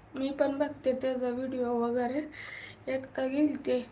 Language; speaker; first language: Marathi; native; Marathi